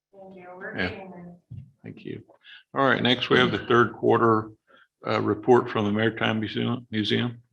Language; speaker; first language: English; native; English